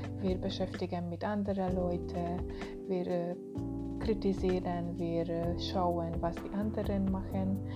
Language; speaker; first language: German; non-native, learner; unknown